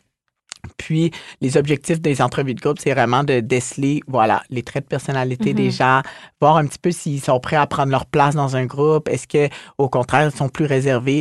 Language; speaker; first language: French; native; French